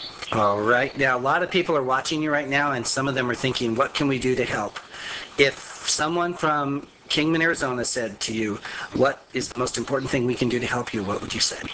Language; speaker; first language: English; native; English